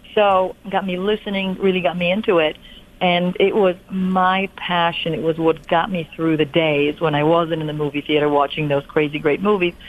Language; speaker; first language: English; non-native, fluent; Polish